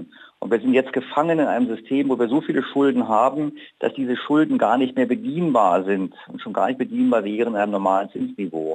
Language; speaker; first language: German; native; German